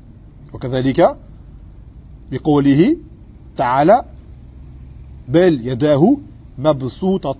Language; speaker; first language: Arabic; non-native, fluent; French